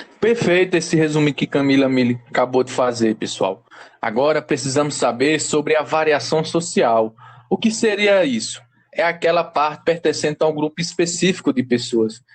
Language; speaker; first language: Portuguese; native; Portuguese